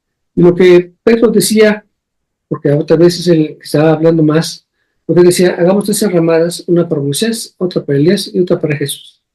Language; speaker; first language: Spanish; native; Spanish